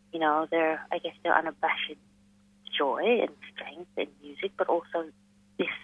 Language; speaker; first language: English; non-native, local second language; Hindi